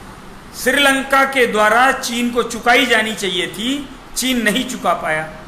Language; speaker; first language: Hindi; native; Hindi